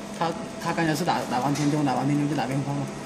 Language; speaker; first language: Chinese; native; Chinese